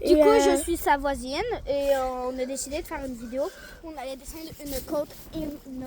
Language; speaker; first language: French; native; French